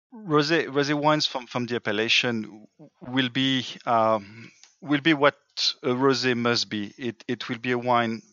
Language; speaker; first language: English; non-native, fluent; French